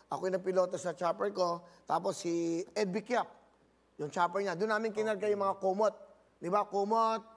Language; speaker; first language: Filipino; native; Filipino